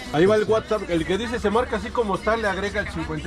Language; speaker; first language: Spanish; native; Spanish